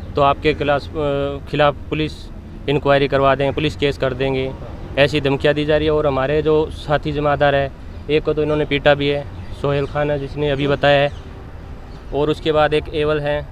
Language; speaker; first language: Hindi; native; Hindi